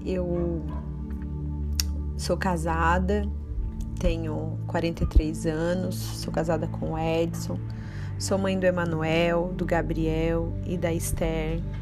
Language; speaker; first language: Portuguese; native; Portuguese